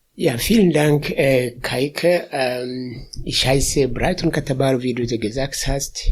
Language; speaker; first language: German; non-native, fluent; Swahili